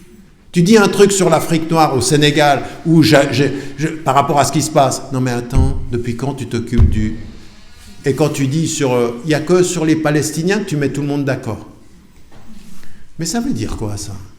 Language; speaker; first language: French; native; French